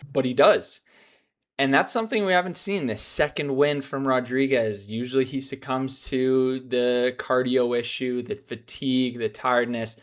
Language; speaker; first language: English; native; English